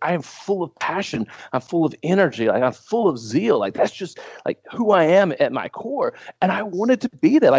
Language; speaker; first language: English; native; English